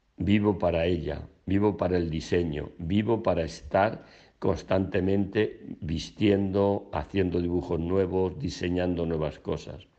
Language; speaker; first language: Spanish; native; Spanish